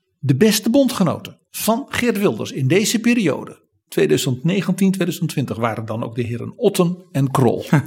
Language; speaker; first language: Dutch; native; Dutch